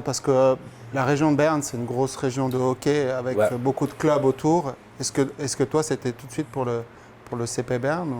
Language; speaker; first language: French; native; French